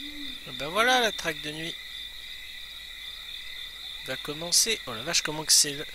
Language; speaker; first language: French; native; French